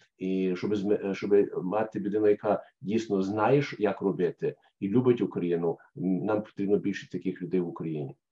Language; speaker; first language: Ukrainian; early bilingual, heritage; Ukrainian